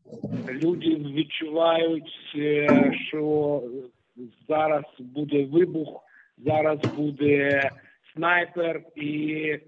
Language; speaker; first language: Ukrainian; non-native, local second language; Russian